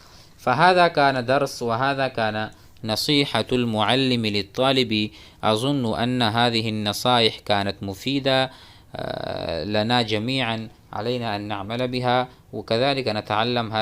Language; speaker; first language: Arabic; non-native, fluent; Urdu